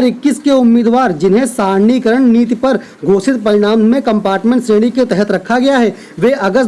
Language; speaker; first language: Hindi; native; Hindi